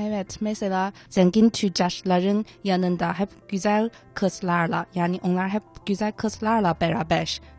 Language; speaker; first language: Turkish; non-native, learner; Chinese